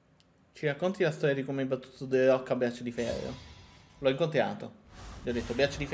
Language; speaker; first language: Italian; native; Italian